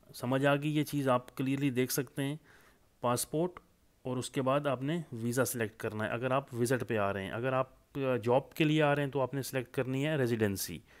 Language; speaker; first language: Urdu; non-native, local second language; Punjabi